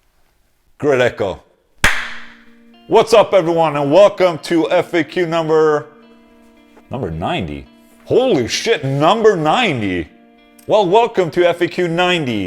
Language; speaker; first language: English; non-native, fluent; Swedish